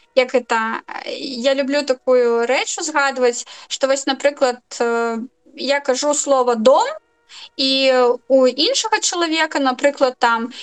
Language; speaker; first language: Belarusian; non-native, local second language; Russian